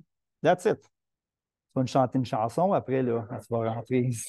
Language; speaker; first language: French; native; French